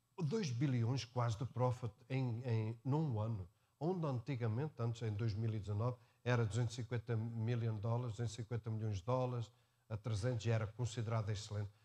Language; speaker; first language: Portuguese; native; Portuguese